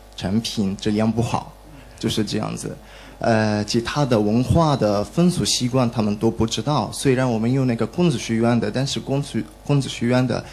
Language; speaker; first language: Chinese; non-native, learner; Arabic